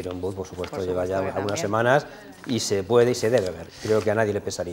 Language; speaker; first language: Spanish; native; Spanish